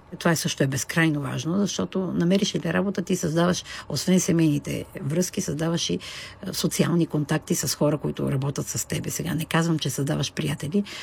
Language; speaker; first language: Bulgarian; native; Bulgarian